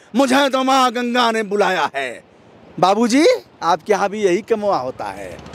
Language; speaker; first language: Hindi; native; Hindi